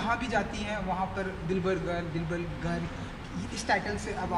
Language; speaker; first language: Hindi; native; Hindi